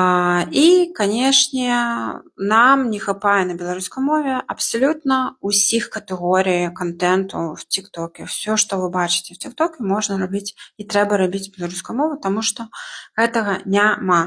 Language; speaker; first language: Belarusian; non-native, local second language; Russian